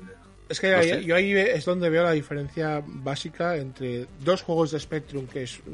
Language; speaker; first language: Spanish; native; Spanish